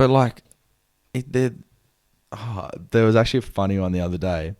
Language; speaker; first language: English; native; English